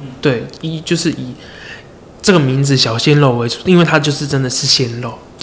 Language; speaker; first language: Chinese; native; Chinese